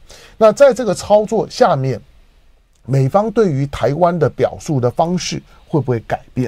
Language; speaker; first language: Chinese; native; Chinese